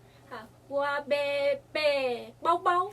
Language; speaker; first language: Chinese; non-native, fluent; Vietnamese